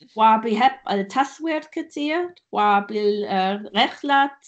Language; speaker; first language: Arabic; non-native, learner; German